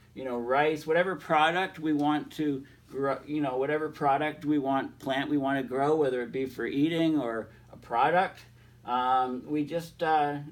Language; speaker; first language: English; native; English